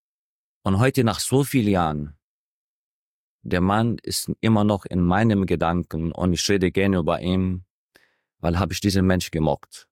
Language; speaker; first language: German; non-native, fluent; Arabic